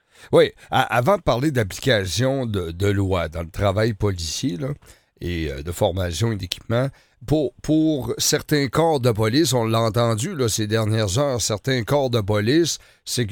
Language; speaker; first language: French; native; French